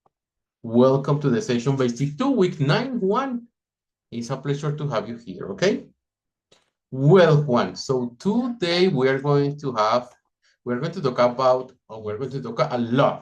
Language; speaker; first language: English; non-native, fluent; Spanish